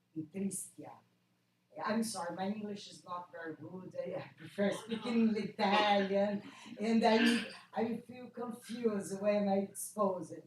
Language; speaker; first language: English; non-native, learner; Portuguese